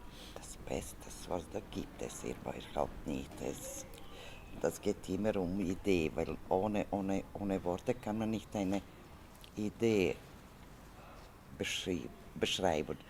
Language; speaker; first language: German; non-native, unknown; Serbian